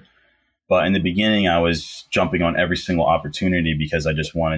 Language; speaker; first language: English; native; English